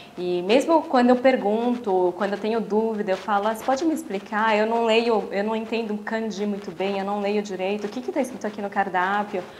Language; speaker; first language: Portuguese; native; Portuguese